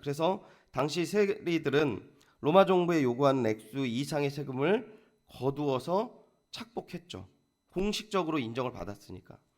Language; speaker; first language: Korean; native; Korean